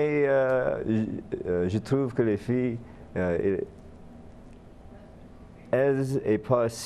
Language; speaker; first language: French; non-native, learner; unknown